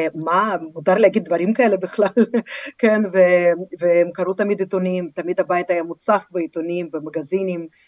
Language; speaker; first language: Hebrew; non-native, fluent; Russian